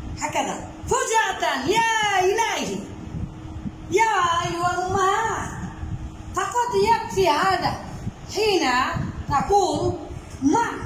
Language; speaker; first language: Arabic; non-native, fluent; Bangla